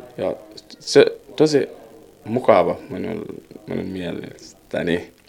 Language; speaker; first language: Finnish; non-native, learner; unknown